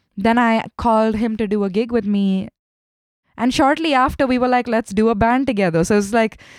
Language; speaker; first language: English; non-native, local second language; Tamil